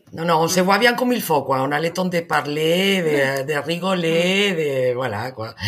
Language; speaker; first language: French; non-native, fluent; Spanish